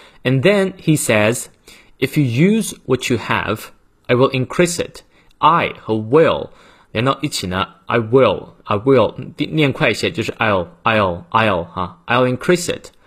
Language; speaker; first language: English; non-native, fluent; Chinese